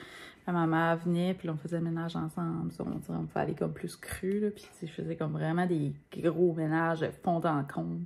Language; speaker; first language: French; native; French